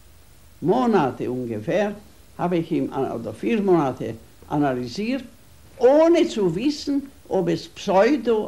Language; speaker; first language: German; non-native, fluent; Hungarian